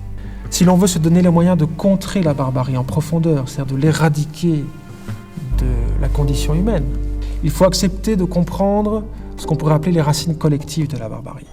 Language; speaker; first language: French; native; French